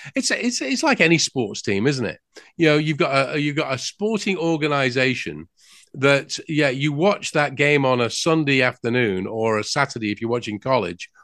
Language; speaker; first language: English; native; English